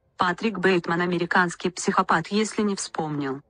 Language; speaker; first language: Russian; native; Russian